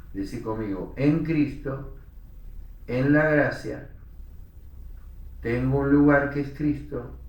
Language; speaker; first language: Spanish; native; Spanish